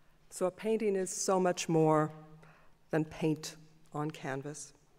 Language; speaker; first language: English; native; English